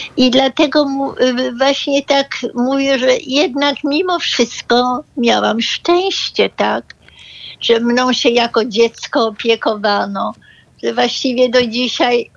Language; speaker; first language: Polish; early bilingual, other home language; German